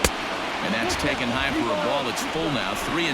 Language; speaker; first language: English; native; English